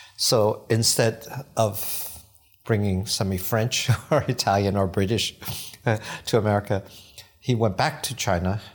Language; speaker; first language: English; early bilingual, other home language; Cantonese